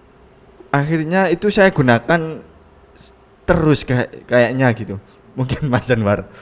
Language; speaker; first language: Indonesian; non-native, local second language; Javanese